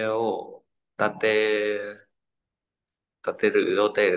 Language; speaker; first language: Japanese; non-native, learner; Vietnamese